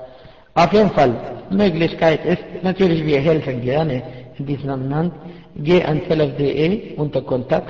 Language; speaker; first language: German; non-native, fluent; Arabic